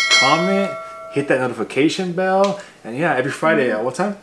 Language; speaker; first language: English; early bilingual, other home language; Spanish